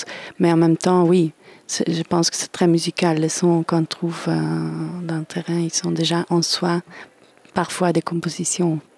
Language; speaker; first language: French; non-native, fluent; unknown